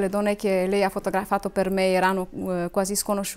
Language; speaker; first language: Italian; non-native, fluent; Romanian